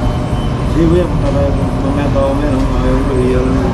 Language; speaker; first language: Filipino; non-native, learner; Punjabi